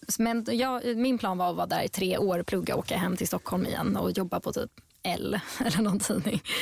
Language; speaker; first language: Swedish; native; Swedish